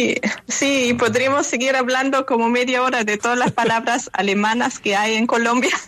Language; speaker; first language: Spanish; non-native, fluent; German